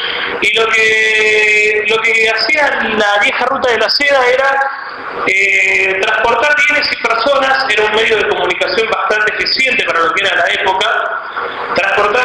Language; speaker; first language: Spanish; native; Spanish